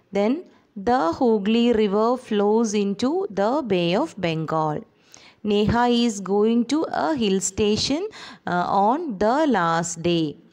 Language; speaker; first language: English; non-native, local second language; Malayalam